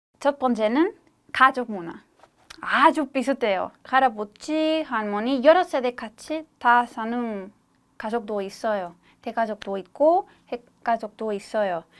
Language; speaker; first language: Korean; non-native, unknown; Spanish